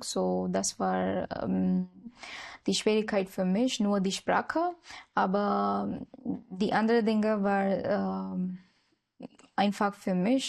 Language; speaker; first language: German; non-native, learner; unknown